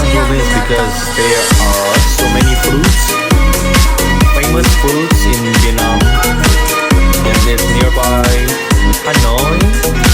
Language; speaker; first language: English; non-native, learner; Korean